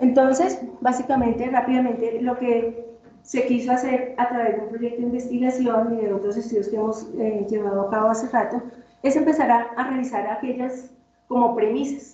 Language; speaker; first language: Spanish; native; Spanish